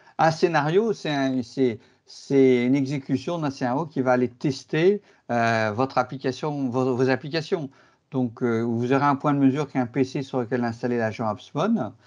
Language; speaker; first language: French; native; French